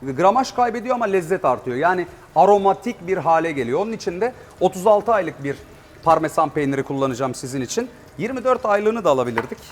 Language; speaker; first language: Turkish; native; Turkish